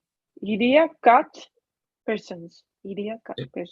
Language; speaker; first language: French; non-native, learner; Chinese